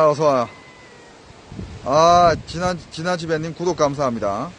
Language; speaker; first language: Korean; native; Korean